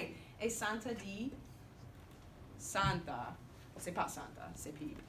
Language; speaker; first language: French; non-native, fluent; English